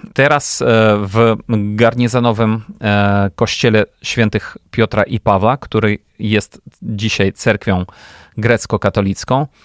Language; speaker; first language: Polish; non-native, fluent; Ukrainian